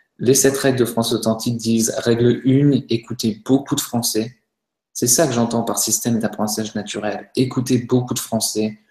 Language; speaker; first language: French; native; French